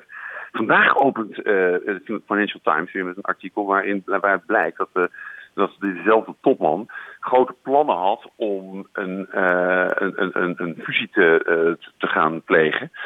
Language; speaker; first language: Dutch; native; Dutch